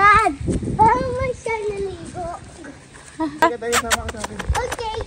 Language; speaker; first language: Filipino; early bilingual, heritage; English